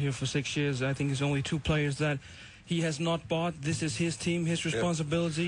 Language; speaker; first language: English; non-native, fluent; Icelandic